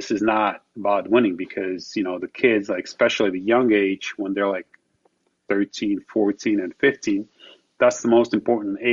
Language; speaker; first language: English; non-native, fluent; Slovak